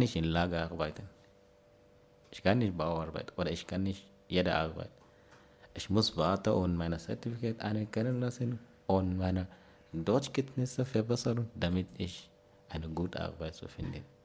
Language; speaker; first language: German; non-native, learner; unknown